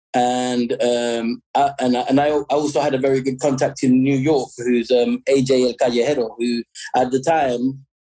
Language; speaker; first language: English; native; English